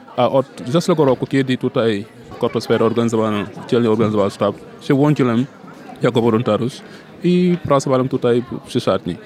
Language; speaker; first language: Polish; non-native, fluent; Wolof